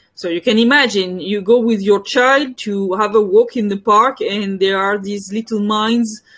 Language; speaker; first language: English; non-native, fluent; French